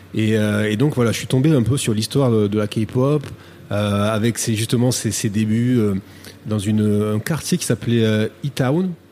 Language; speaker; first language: French; native; French